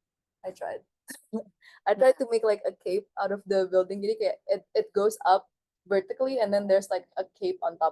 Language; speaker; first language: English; non-native, fluent; Indonesian